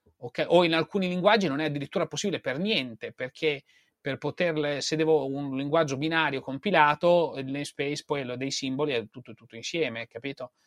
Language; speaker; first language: Italian; native; Italian